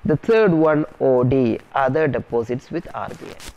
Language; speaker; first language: English; non-native, local second language; Malayalam